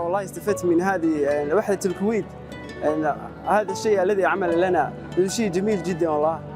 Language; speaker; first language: Arabic; non-native, local second language; Somali